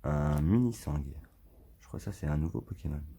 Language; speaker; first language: French; native; French